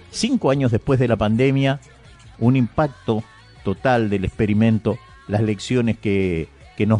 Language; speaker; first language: Spanish; native; Spanish